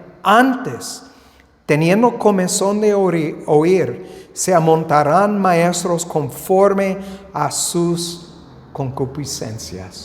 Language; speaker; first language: Spanish; non-native, fluent; English